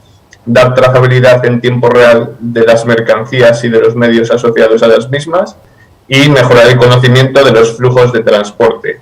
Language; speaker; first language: Spanish; native; Spanish